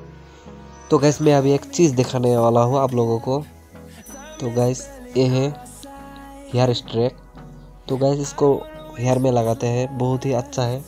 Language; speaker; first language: Hindi; non-native, local second language; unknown